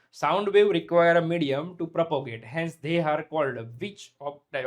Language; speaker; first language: English; non-native, local second language; Gujarati